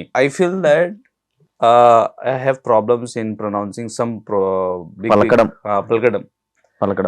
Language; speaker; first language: Telugu; non-native, learner; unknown